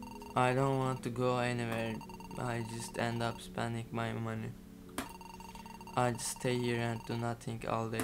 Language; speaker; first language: English; non-native, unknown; Turkish